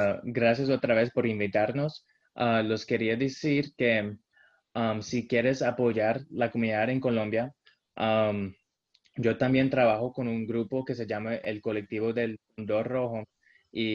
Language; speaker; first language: Spanish; early bilingual, heritage; Spanish